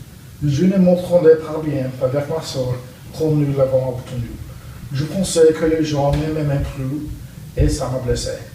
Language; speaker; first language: French; non-native, learner; English